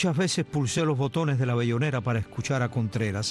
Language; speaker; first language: Spanish; native; Spanish